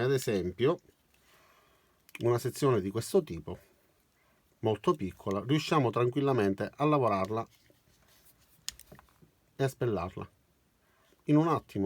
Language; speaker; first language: Italian; native; Italian